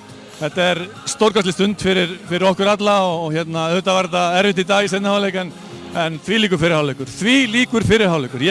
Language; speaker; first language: Icelandic; native; Icelandic